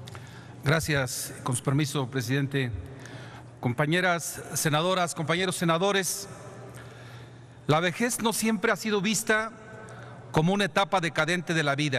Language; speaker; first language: Spanish; native; Spanish